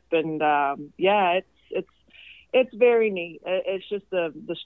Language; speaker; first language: English; non-native, fluent; Swedish